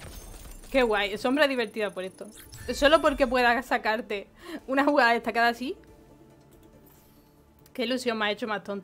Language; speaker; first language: Spanish; native; Spanish